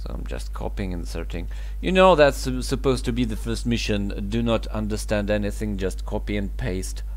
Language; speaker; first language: English; non-native, fluent; Russian